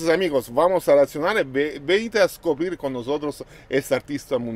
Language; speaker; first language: Spanish; non-native, learner; Italian